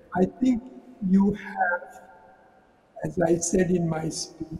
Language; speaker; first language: English; non-native, local second language; Sinhala